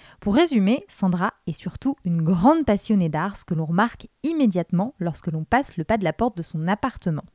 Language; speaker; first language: French; native; French